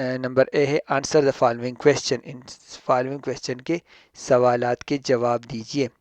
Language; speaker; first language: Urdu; non-native, local second language; Pashto